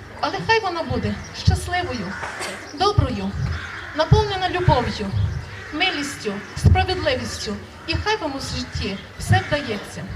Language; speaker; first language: Ukrainian; native; Ukrainian